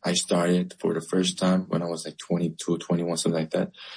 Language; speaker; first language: English; non-native, learner; Korean